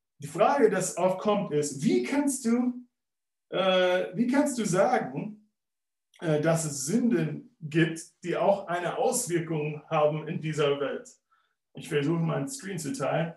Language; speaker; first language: German; non-native, fluent; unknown